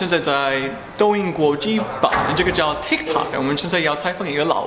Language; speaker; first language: Chinese; non-native, fluent; English